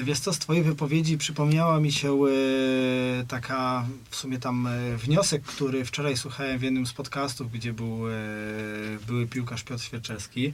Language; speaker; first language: Polish; native; Polish